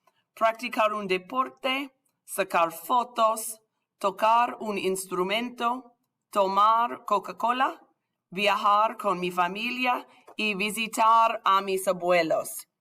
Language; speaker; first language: Spanish; non-native, fluent; English